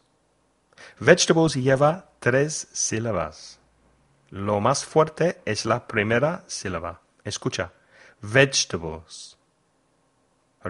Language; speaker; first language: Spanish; non-native, fluent; English